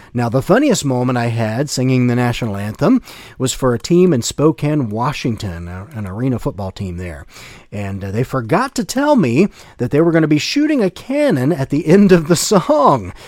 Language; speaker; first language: English; native; English